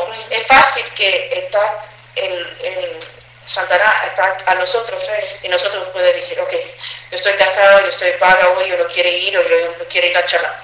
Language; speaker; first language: Spanish; early bilingual, heritage; English